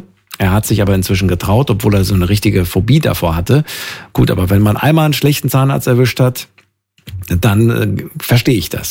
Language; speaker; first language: German; native; German